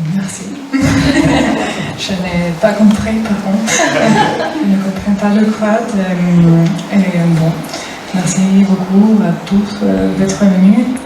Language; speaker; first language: French; non-native, fluent; Spanish